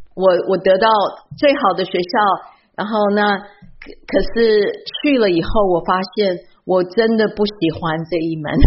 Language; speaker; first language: Chinese; early bilingual, heritage; Chinese